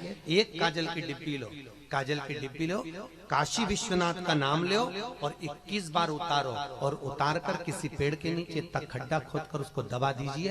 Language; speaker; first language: Hindi; native; Hindi